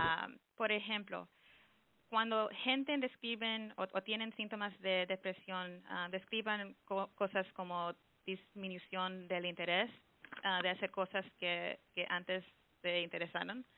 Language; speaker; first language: Spanish; early bilingual, heritage; Spanish